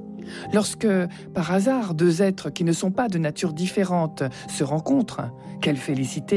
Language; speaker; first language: French; native; French